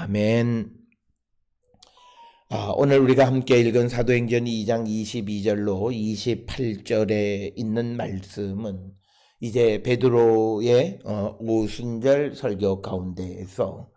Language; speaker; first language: Korean; native; Korean